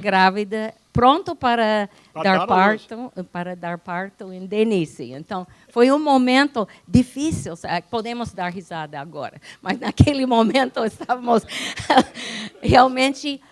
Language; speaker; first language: Portuguese; non-native, fluent; English